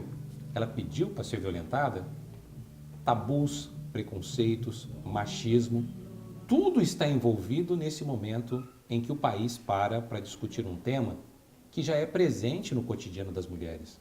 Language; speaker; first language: Portuguese; native; Portuguese